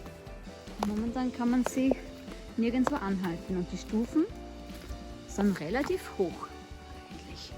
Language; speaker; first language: German; native; German